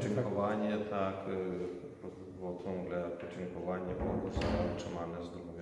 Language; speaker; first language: Polish; non-native, local second language; Lithuanian